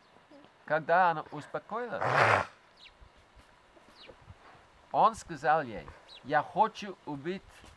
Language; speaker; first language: Russian; non-native, fluent; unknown